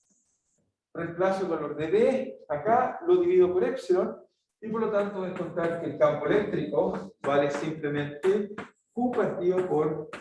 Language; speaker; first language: Spanish; native; Spanish